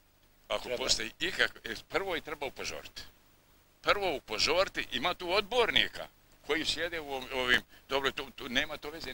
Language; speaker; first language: Bosnian; native; Bosnian